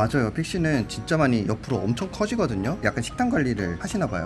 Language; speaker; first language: Korean; native; Korean